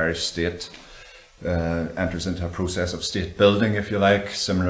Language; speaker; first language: English; native; English